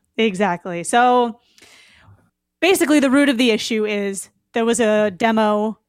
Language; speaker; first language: English; native; English